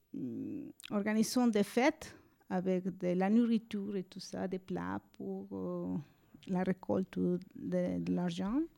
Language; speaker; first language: French; non-native, fluent; Spanish